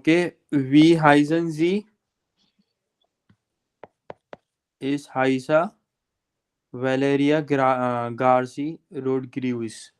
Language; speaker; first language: English; non-native, local second language; Hindi